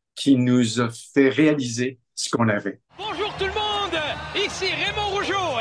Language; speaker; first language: French; native; French